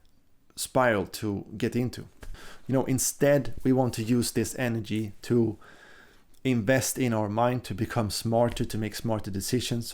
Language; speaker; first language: English; non-native, fluent; Swedish